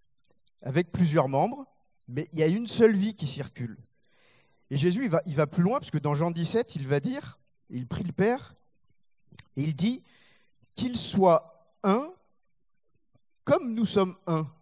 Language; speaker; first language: French; native; French